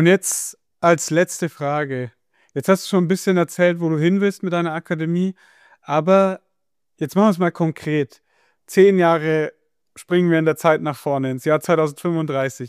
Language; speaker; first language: German; native; German